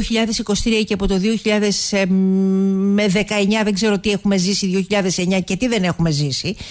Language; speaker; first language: Greek; native; Greek